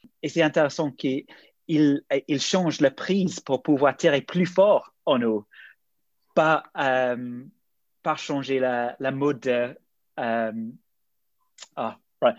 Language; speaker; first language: French; non-native, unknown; English